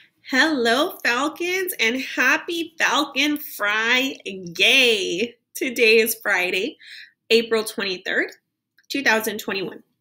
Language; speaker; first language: English; native; English